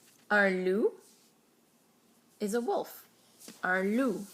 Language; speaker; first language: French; non-native, fluent; English